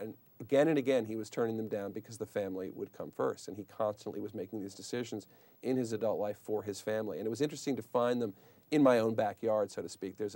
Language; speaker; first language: English; native; English